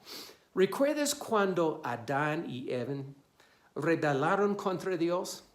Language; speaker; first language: Spanish; non-native, fluent; English